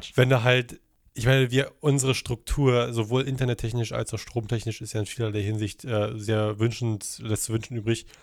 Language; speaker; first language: German; native; German